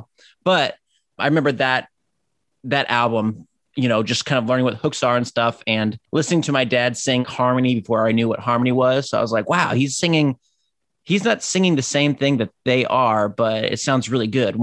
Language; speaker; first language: English; native; English